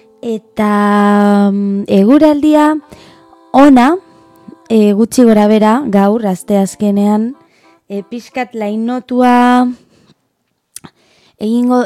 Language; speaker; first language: Basque; non-native, learner; Spanish